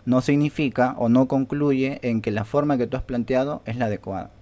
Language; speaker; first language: Spanish; native; Spanish